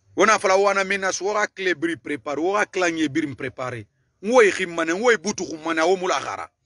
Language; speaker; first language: French; non-native, local second language; Susu